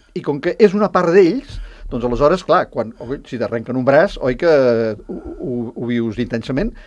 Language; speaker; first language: Catalan; native; Catalan